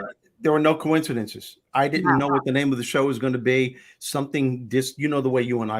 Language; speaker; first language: English; native; English